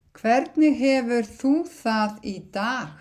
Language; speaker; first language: Icelandic; non-native, learner; Thai